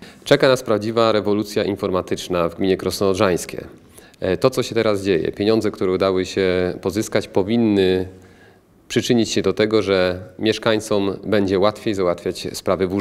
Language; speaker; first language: Polish; native; Polish